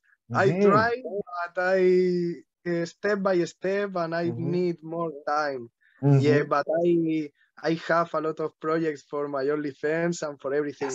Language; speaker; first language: English; non-native, learner; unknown